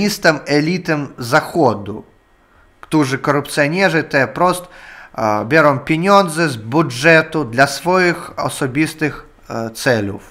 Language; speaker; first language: Polish; non-native, learner; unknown